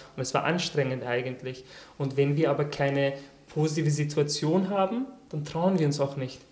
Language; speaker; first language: German; early bilingual, other home language; Turkish